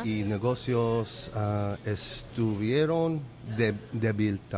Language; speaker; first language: Spanish; non-native, learner; English